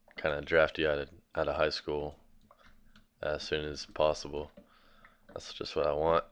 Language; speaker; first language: English; native; English